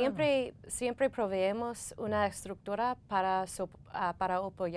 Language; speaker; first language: Spanish; non-native, fluent; English